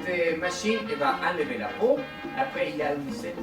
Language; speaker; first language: French; non-native, fluent; Spanish